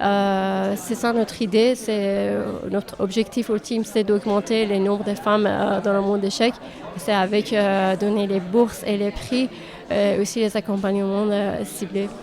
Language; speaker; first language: French; non-native, fluent; Persian